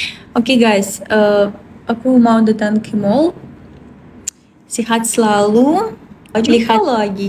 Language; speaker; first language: Indonesian; non-native, learner; Russian